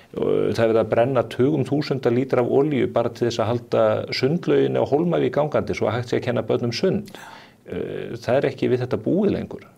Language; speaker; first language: Icelandic; native; Icelandic